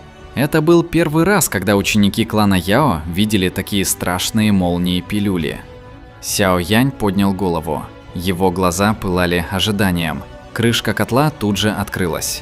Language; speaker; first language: Russian; native; Russian